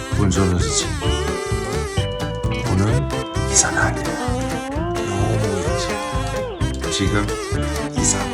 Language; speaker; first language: Korean; non-native, learner; Italian